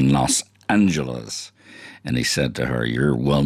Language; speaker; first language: English; native; English